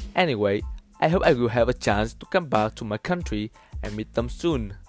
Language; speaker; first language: English; non-native, learner; Vietnamese